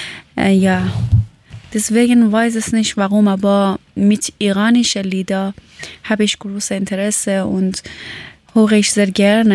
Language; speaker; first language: German; non-native, learner; Persian